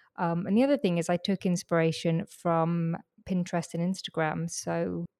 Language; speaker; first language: English; native; English